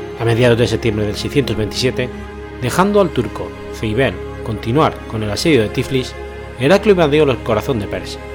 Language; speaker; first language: Spanish; native; Spanish